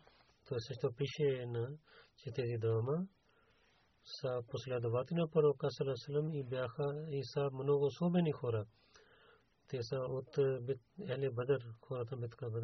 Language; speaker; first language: Bulgarian; non-native, learner; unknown